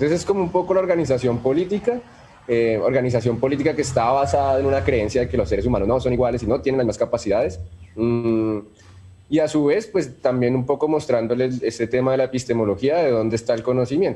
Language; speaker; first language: Spanish; native; Spanish